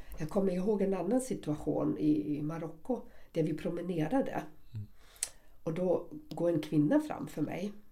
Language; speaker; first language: Swedish; non-native, fluent; German